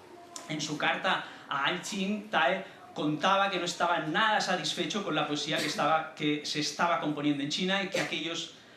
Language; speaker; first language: Spanish; native; Spanish